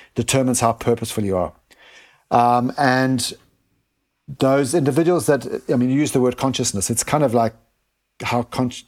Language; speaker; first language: English; native; English